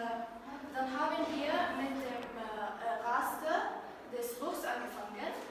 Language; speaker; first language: German; non-native, learner; Arabic